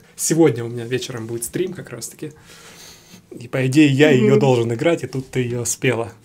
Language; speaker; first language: Russian; native; Russian